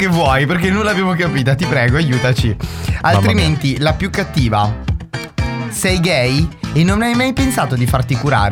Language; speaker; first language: Italian; native; Italian